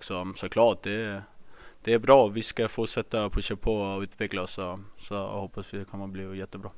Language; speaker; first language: Swedish; non-native, fluent; Danish